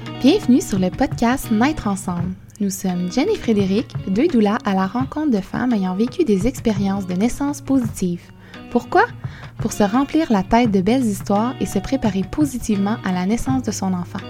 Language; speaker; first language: French; native; French